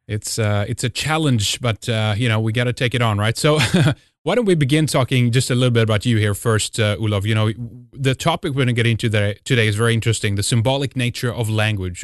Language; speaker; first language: English; non-native, fluent; Swedish